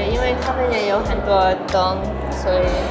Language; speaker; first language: Chinese; non-native, learner; English